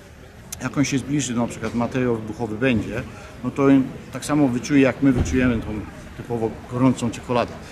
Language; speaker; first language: Polish; early bilingual, heritage; Polish